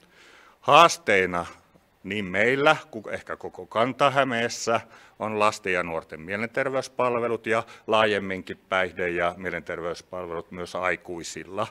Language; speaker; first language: Finnish; native; Finnish